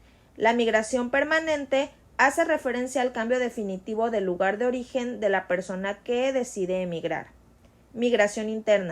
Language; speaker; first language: Spanish; native; Spanish